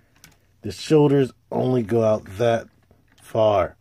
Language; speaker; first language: English; native; English